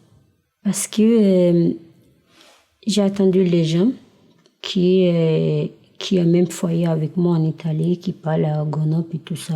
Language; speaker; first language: French; non-native, learner; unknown